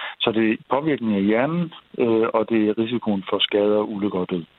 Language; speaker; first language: Danish; native; Danish